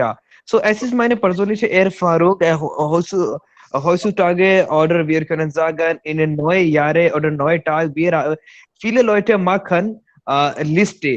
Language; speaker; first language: German; non-native, learner; Hindi